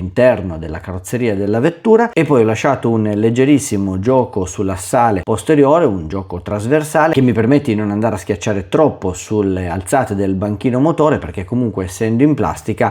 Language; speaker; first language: Italian; native; Italian